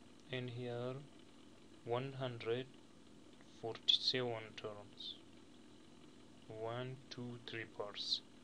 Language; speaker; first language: English; non-native, learner; Persian